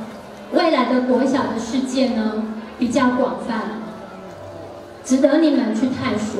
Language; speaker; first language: Chinese; native; Chinese